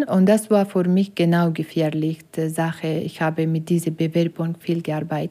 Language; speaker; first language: German; non-native, learner; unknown